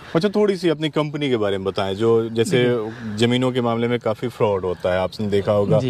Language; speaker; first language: Hindi; native; Hindi